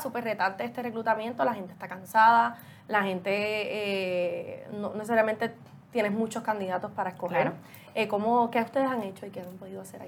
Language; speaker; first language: Spanish; native; Spanish